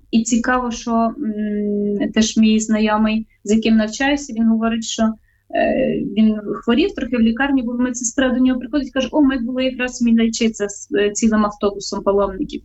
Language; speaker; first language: Ukrainian; native; Ukrainian